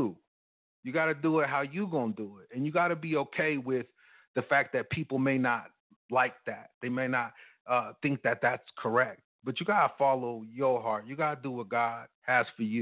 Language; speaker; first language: English; native; English